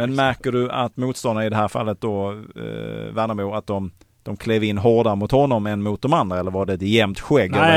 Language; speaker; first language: Swedish; native; Swedish